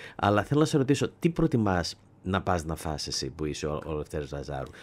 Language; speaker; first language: Greek; native; Greek